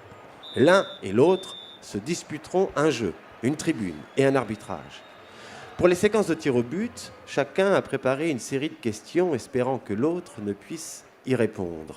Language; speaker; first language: French; native; French